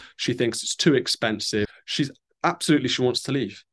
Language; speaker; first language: English; native; English